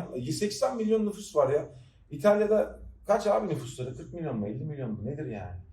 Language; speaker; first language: Turkish; native; Turkish